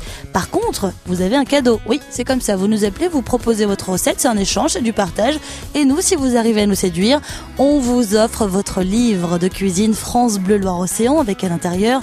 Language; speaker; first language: French; native; French